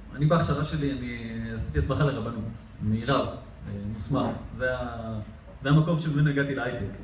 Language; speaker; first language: Hebrew; native; Hebrew